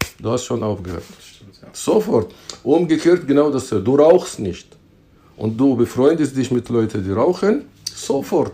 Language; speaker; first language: German; non-native, fluent; Arabic